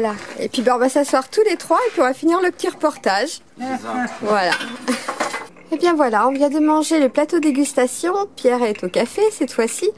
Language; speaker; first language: French; native; French